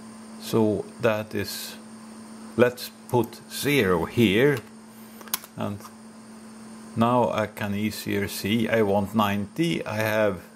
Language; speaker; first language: English; non-native, fluent; Swedish